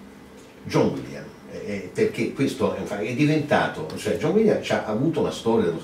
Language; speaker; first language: Italian; native; Italian